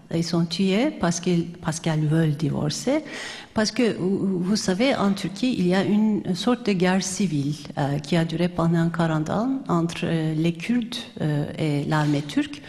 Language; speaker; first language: French; non-native, fluent; Turkish